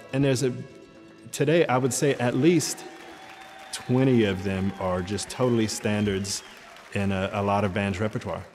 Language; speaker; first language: English; native; English